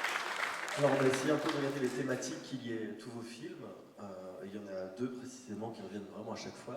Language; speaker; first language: French; native; French